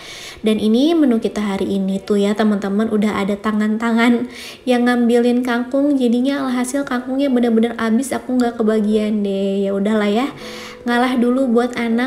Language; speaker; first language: Indonesian; native; Indonesian